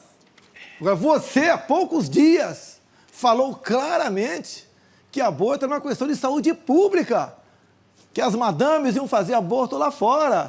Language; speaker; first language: Portuguese; native; Portuguese